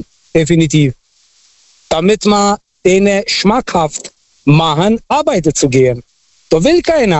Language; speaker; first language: German; non-native, local second language; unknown